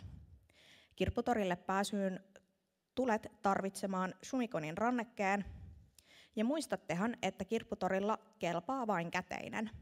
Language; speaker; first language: Finnish; native; Finnish